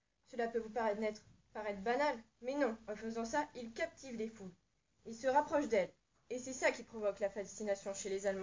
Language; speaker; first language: French; native; French